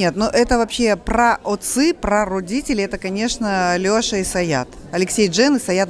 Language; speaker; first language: Russian; native; Russian